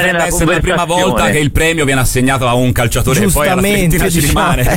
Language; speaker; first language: Italian; native; Italian